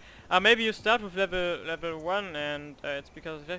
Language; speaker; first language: English; non-native, learner; German